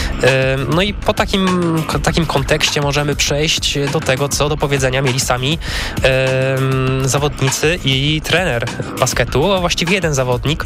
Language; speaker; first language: Polish; native; Polish